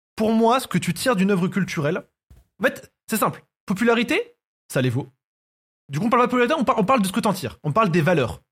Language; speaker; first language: French; native; French